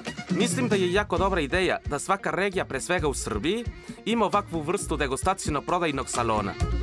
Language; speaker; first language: Croatian; non-native, fluent; Spanish